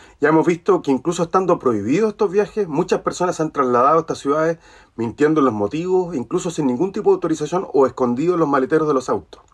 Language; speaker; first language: Spanish; native; Spanish